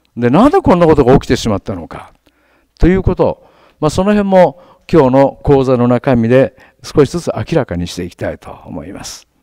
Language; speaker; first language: Japanese; native; Japanese